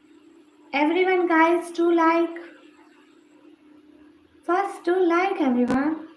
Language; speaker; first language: English; non-native, learner; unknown